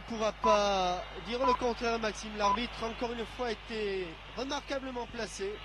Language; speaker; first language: French; native; French